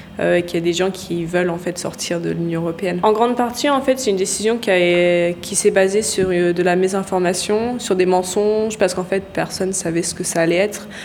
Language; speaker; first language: French; early bilingual, other home language; English